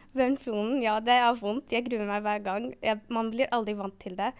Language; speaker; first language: Norwegian; early bilingual, other home language; Arabic